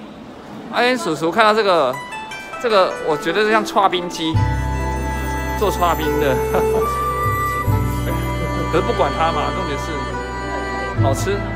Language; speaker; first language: Chinese; native; Chinese